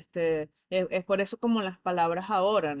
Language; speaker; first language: Spanish; native; Spanish